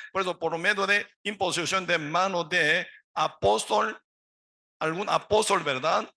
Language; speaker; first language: Spanish; non-native, learner; Korean